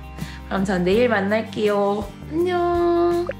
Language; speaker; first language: Korean; native; Korean